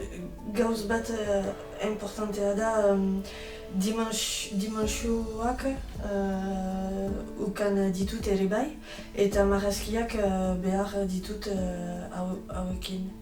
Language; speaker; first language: Basque; non-native, local second language; French